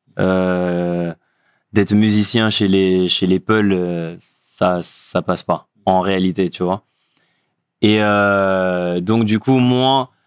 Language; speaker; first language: French; early bilingual, other home language; Fula